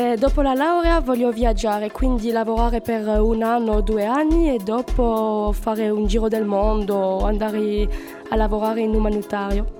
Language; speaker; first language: Italian; non-native, learner; French